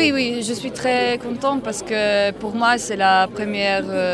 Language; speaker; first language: French; non-native, learner; Croatian